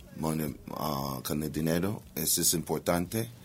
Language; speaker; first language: Spanish; non-native, learner; English